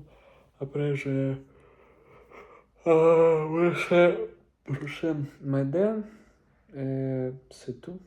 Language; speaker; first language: French; non-native, learner; Russian